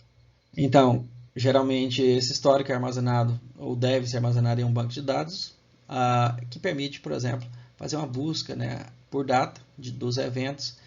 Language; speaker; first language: Portuguese; native; Portuguese